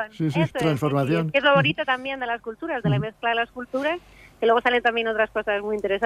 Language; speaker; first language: Spanish; native; Spanish